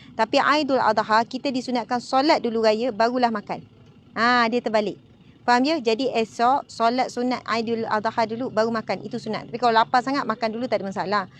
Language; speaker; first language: Malay; native; Malay